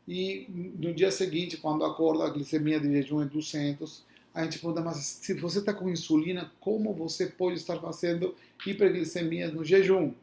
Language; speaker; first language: Portuguese; non-native, fluent; Spanish